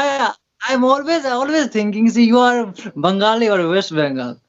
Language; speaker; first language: English; non-native, learner; Hindi